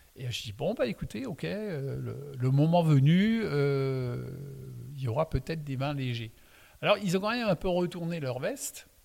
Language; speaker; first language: French; non-native, local second language; Swiss German